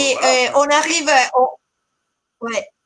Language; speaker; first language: French; non-native, fluent; Italian